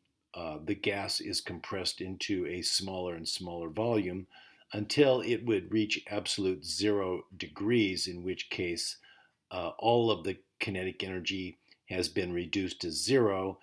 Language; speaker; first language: English; native; English